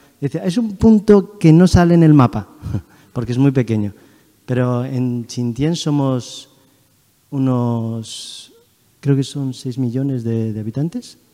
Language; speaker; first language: Spanish; early bilingual, other home language; Chinese